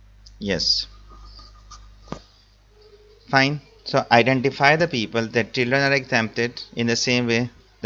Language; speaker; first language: English; non-native, local second language; Urdu